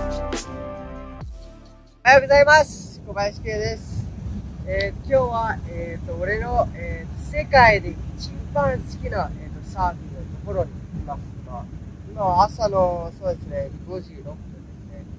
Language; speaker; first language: Japanese; early bilingual, other home language; English